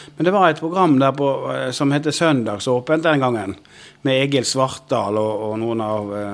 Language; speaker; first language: Norwegian; native; Norwegian